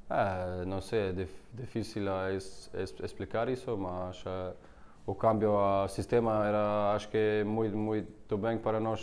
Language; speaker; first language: Portuguese; non-native, learner; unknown